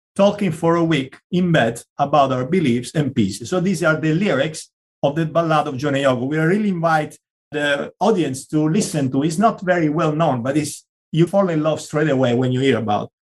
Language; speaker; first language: English; non-native, fluent; Italian